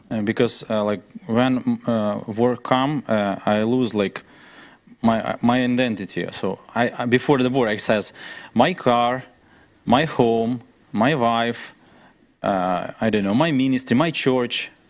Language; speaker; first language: English; non-native, learner; Ukrainian